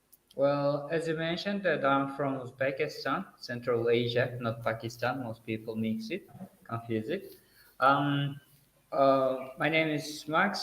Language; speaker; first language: English; non-native, fluent; Uzbek